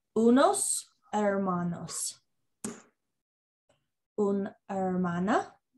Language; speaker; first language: Spanish; non-native, learner; English